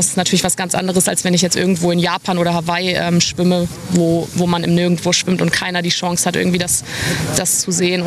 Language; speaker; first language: German; native; German